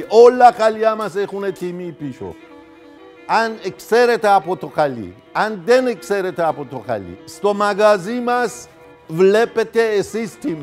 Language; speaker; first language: Greek; non-native, fluent; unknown